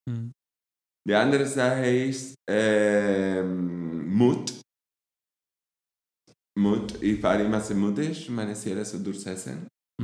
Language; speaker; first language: German; non-native, fluent; Spanish